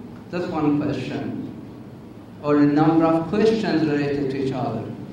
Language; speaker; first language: English; non-native, fluent; Persian